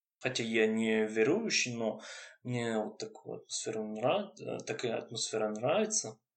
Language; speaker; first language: Russian; non-native, fluent; French